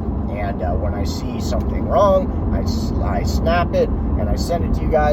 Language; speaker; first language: English; native; English